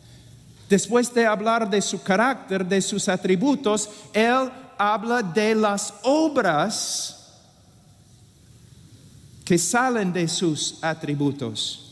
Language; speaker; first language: Spanish; non-native, fluent; English